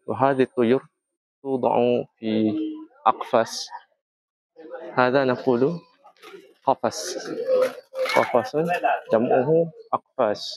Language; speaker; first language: Arabic; non-native, fluent; Malay